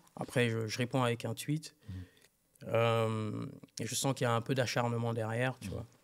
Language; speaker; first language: French; native; French